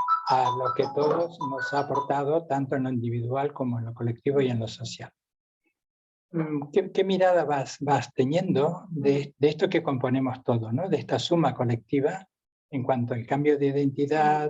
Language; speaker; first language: Spanish; native; Spanish